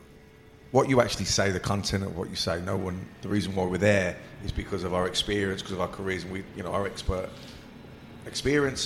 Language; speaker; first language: English; native; English